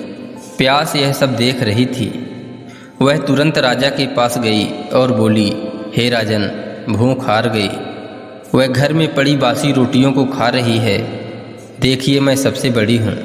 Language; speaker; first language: Hindi; native; Hindi